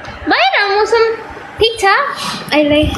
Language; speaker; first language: Nepali; non-native, learner; Hindi